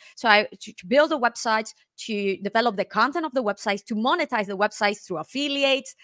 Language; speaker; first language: English; non-native, fluent; Spanish